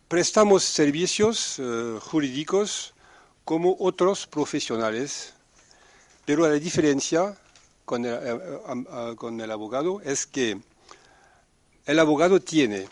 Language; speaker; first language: Spanish; non-native, fluent; French